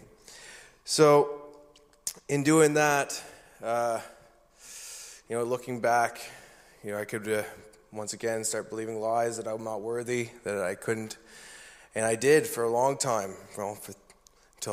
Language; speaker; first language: English; native; English